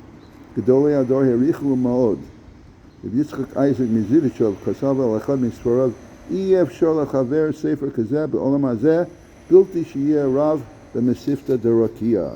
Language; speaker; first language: Hebrew; non-native, fluent; English